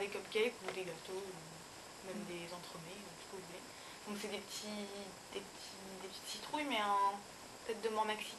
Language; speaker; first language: French; native; French